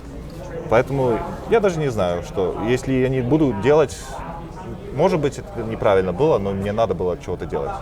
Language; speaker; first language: Russian; early bilingual, heritage; Russian